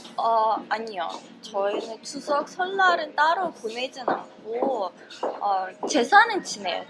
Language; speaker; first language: Korean; non-native, fluent; Russian